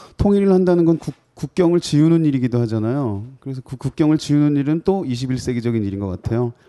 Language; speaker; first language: Korean; native; Korean